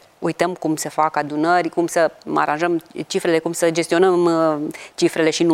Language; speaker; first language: Romanian; native; Romanian